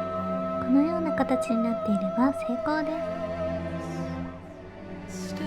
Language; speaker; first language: Japanese; native; Japanese